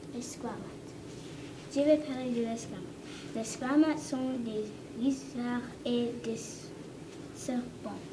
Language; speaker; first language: French; non-native, learner; English